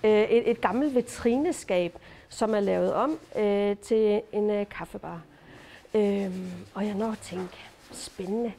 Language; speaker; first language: Danish; native; Danish